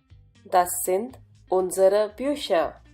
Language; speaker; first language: German; non-native, fluent; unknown